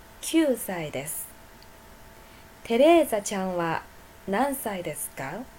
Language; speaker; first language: Japanese; non-native, fluent; Chinese